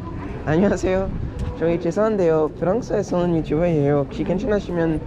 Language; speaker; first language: Korean; non-native, learner; French